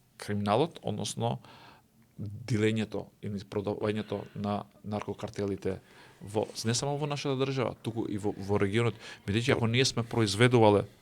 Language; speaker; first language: Macedonian; non-native, local second language; Albanian